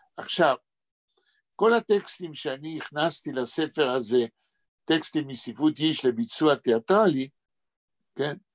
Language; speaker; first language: Hebrew; native; Hebrew